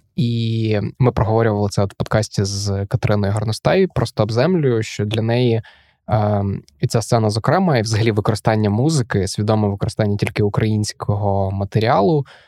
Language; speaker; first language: Ukrainian; native; Ukrainian